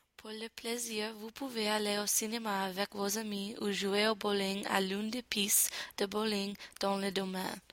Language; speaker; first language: French; non-native, learner; English